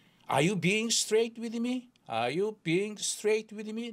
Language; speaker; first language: English; non-native, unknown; Korean